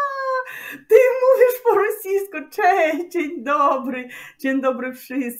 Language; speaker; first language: Polish; non-native, learner; Russian